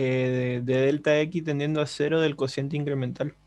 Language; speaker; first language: Spanish; native; Spanish